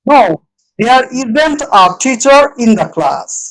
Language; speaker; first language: English; non-native, local second language; Bangla